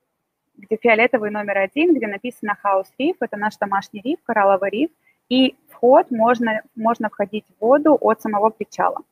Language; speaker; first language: Russian; native; Russian